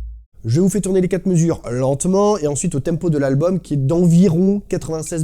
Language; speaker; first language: French; native; French